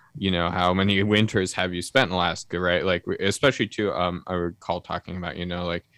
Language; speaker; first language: English; native; English